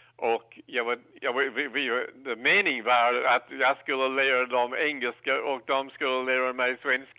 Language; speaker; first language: Swedish; non-native, learner; English